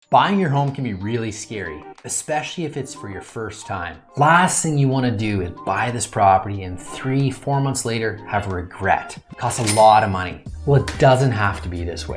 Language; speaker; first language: English; native; English